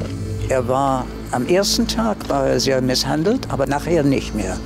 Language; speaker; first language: German; early bilingual, heritage; German